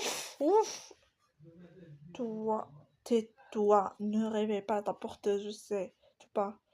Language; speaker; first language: French; native; French